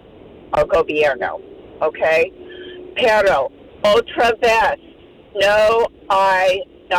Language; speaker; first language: Spanish; non-native, fluent; English